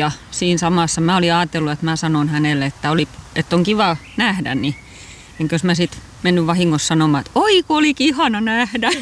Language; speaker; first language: Finnish; native; Finnish